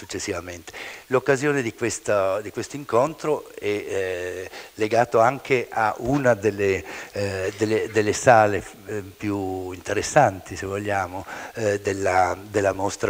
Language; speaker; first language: Italian; native; Italian